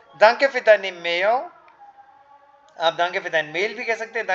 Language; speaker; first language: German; non-native, fluent; Hindi